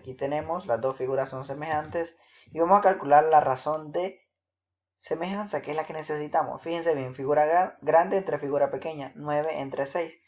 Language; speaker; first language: Spanish; native; Spanish